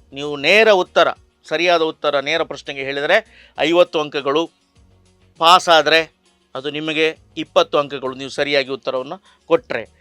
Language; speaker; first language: Kannada; native; Kannada